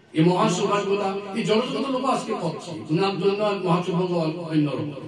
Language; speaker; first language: Bangla; non-native, learner; Assamese